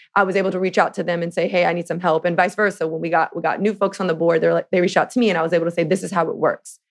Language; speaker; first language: English; native; English